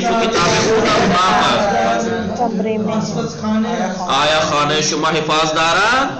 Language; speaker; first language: Persian; non-native, fluent; Urdu